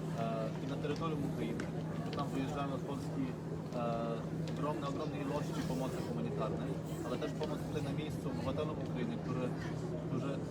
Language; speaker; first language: Polish; non-native, fluent; Ukrainian